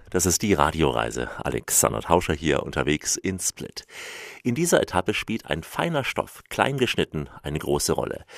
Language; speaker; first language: German; native; German